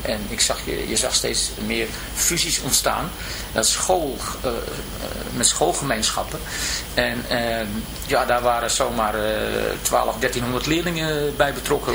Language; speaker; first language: Dutch; native; Dutch